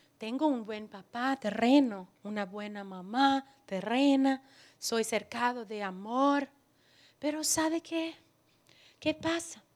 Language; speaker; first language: Spanish; non-native, fluent; Portuguese